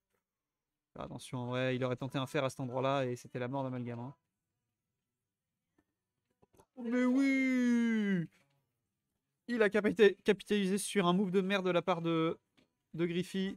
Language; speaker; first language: French; native; French